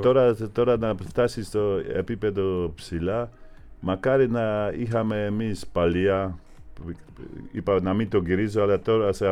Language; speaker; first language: Greek; non-native, fluent; Polish